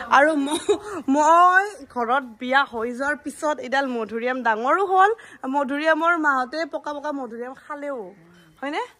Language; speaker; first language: Assamese; native; Assamese